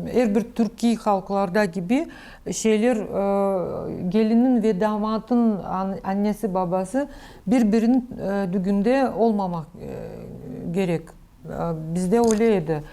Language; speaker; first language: Turkish; non-native, learner; Crimean Tatar